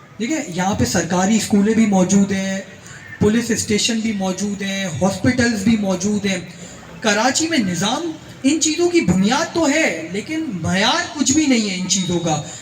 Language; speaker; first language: Urdu; native; Urdu